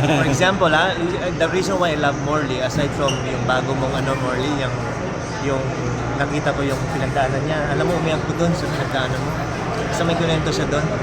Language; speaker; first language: Filipino; native; Filipino